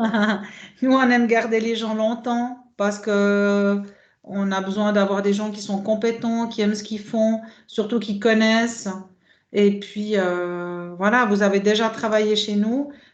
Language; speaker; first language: French; native; French